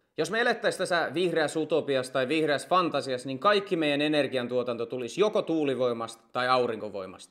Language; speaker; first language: Finnish; native; Finnish